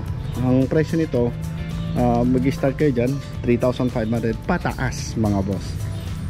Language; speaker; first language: Filipino; native; Filipino